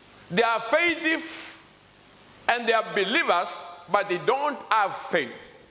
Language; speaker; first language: English; non-native, local second language; Gusii